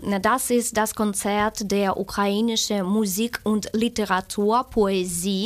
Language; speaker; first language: German; non-native, fluent; Ukrainian